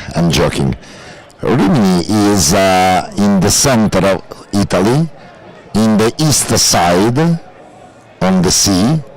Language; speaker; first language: English; non-native, learner; Italian